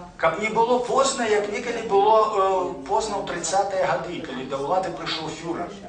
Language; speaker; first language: Belarusian; native; Belarusian